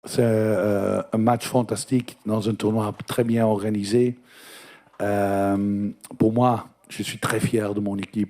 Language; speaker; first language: French; non-native, fluent; Dutch